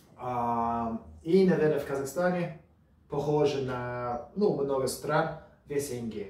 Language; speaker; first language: Russian; early bilingual, heritage; Russian